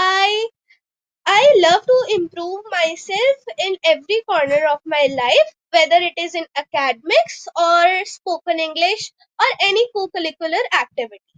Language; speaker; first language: English; non-native, local second language; Hindi